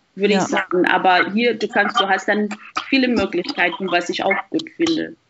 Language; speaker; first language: German; non-native, fluent; Shona